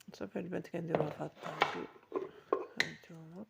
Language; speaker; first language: Arabic; native; Arabic